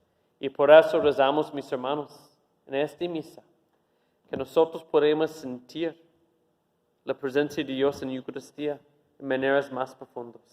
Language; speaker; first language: Spanish; non-native, fluent; English